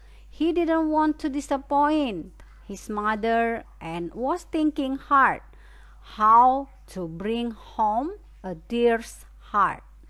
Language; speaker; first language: English; non-native, fluent; Indonesian